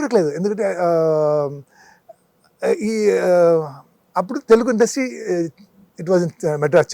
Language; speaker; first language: Telugu; non-native, local second language; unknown